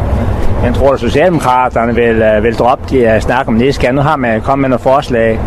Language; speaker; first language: Danish; native; Danish